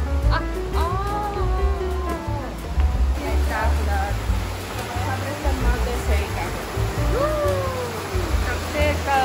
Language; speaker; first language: Spanish; non-native, learner; Japanese